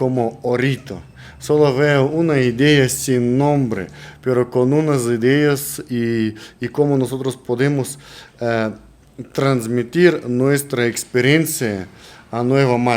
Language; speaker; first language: Spanish; non-native, learner; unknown